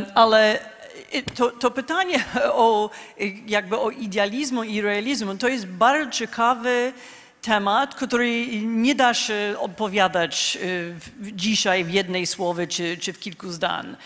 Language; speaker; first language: Polish; non-native, fluent; English